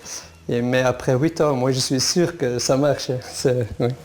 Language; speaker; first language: French; non-native, local second language; Dutch